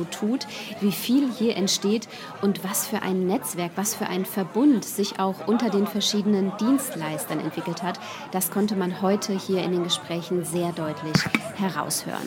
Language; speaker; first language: German; native; German